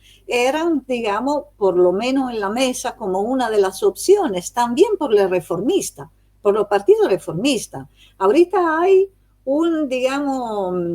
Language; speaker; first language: Spanish; non-native, fluent; Italian